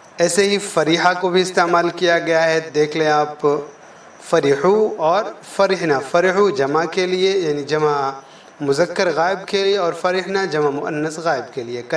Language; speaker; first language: Urdu; native; Urdu